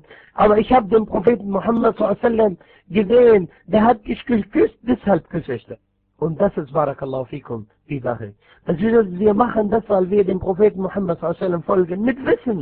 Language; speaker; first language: German; non-native, fluent; Arabic